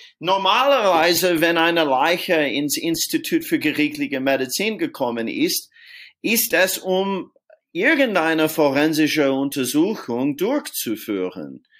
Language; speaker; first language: German; non-native, fluent; English